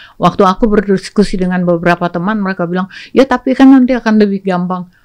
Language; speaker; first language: Indonesian; native; Indonesian